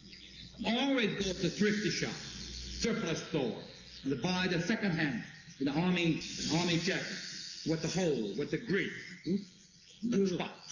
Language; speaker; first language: English; non-native, fluent; Korean